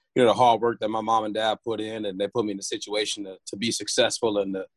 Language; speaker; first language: English; native; English